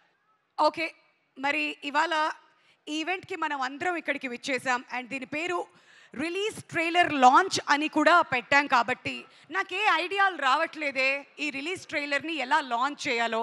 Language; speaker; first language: Telugu; native; Telugu